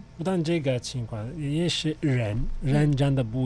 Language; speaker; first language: Chinese; non-native, fluent; Italian